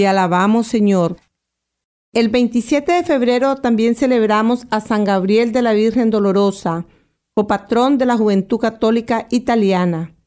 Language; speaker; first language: Spanish; native; Spanish